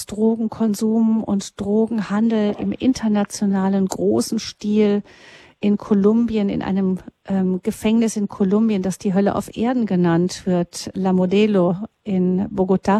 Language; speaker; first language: German; native; German